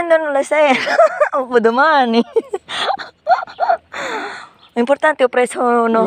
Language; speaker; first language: Italian; non-native, learner; Filipino